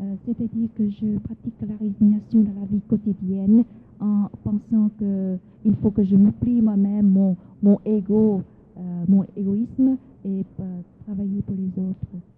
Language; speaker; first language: French; non-native, fluent; Vietnamese